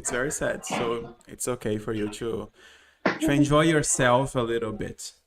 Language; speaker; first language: English; non-native, fluent; Portuguese